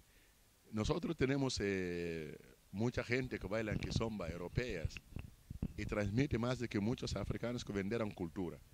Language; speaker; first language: Spanish; non-native, fluent; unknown